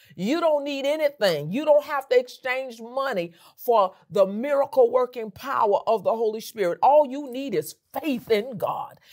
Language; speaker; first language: English; native; English